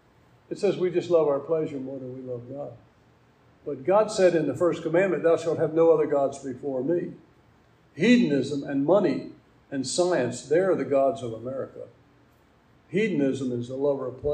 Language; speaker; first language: English; native; English